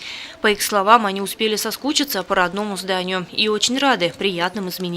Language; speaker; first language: Russian; native; Russian